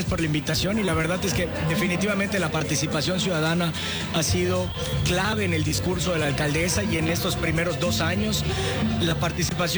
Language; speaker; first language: Spanish; native; Spanish